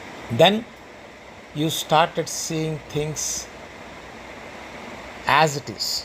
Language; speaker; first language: English; non-native, local second language; Telugu